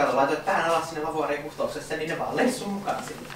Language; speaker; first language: Finnish; native; Finnish